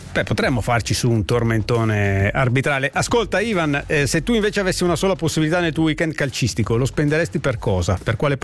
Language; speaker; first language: Italian; native; Italian